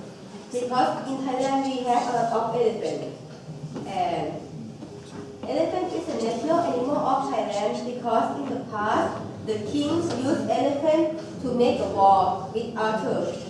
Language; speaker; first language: English; non-native, local second language; Thai